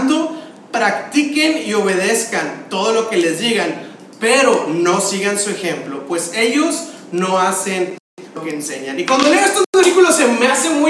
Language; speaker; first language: Spanish; native; Spanish